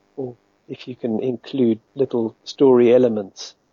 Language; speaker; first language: English; native; English